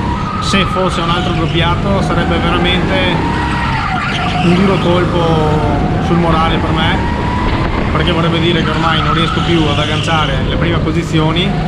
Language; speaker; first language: Italian; native; Italian